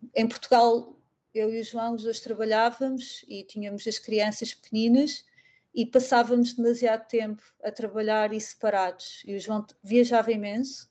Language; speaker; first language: Portuguese; native; Portuguese